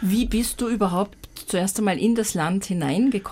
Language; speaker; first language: German; native; German